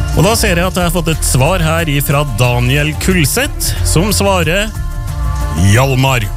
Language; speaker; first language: Norwegian; native; Norwegian